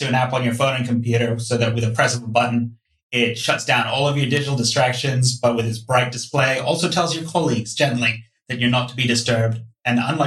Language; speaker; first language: English; non-native, local second language; Cantonese